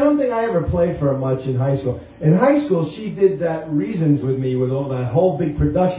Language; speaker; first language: English; native; English